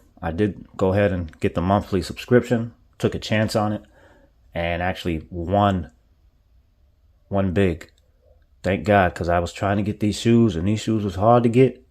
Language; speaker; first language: English; native; English